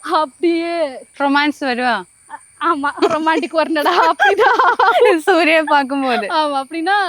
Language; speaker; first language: Tamil; non-native, learner; Malayalam